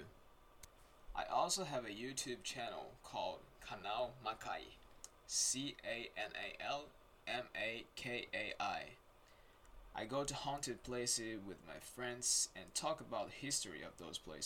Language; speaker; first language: English; non-native, fluent; Japanese